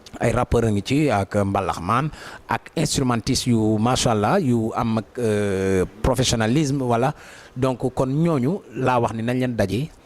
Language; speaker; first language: Wolof; native; Wolof